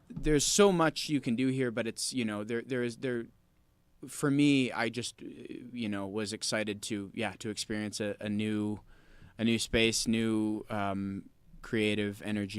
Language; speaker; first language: English; native; English